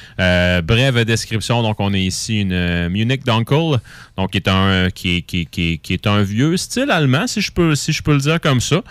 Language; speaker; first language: French; native; French